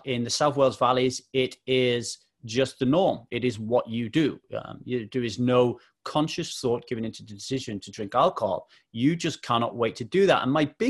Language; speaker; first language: English; native; English